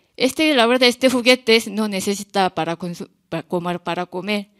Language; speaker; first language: Spanish; non-native, learner; Korean